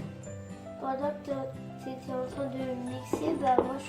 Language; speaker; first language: French; early bilingual, other home language; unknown